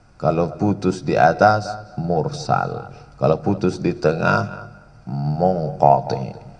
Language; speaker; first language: Indonesian; native; Indonesian